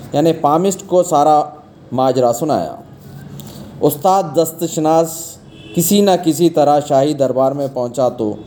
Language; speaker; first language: Urdu; native; Urdu